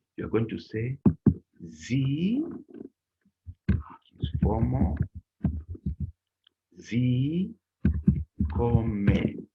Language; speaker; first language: German; non-native, learner; Bemba